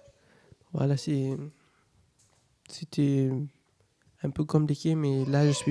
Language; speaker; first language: French; non-native, learner; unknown